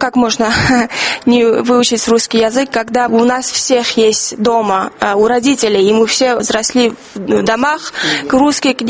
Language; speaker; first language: Russian; non-native, fluent; Georgian